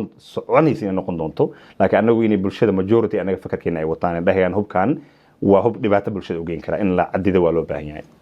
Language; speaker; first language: Somali; early bilingual, heritage; Somali